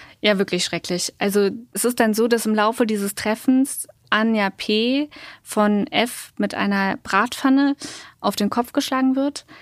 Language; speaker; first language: German; native; German